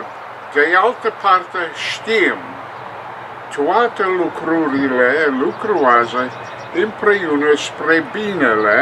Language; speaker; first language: Romanian; non-native, learner; English